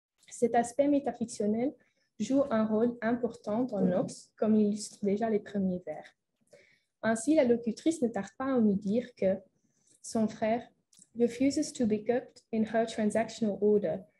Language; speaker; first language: French; non-native, fluent; Dutch